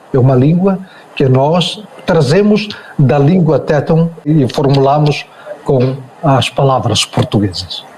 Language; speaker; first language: Portuguese; non-native, local second language; Tetum